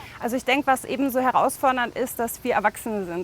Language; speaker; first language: German; native; German